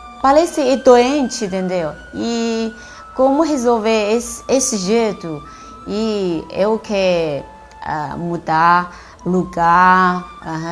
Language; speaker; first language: Portuguese; non-native, learner; Chinese